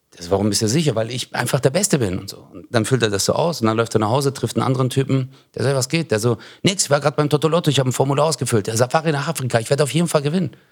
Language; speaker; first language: German; early bilingual, other home language; Turkish